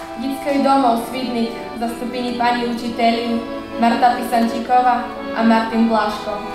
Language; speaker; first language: Slovak; non-native, local second language; Rusyn